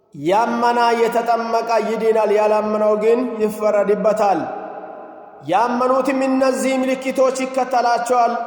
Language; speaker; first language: Amharic; non-native, local second language; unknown